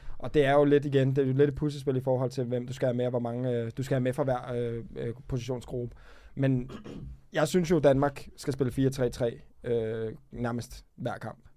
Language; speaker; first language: Danish; native; Danish